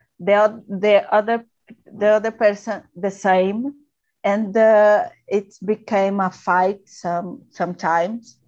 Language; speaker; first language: English; non-native, learner; Portuguese